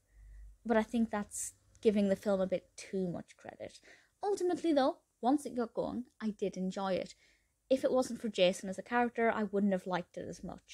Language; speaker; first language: English; native; English